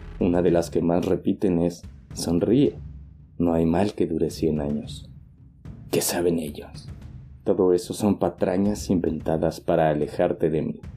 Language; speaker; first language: Spanish; native; Spanish